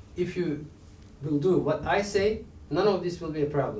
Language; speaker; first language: English; non-native, fluent; Turkish